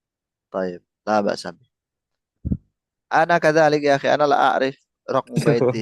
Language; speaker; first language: Arabic; non-native, fluent; Indonesian